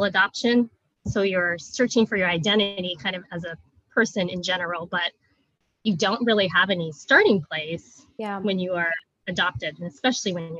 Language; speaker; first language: English; native; English